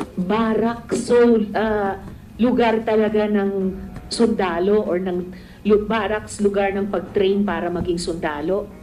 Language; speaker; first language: Filipino; native; Filipino